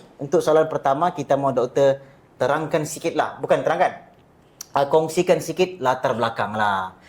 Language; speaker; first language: Malay; native; Malay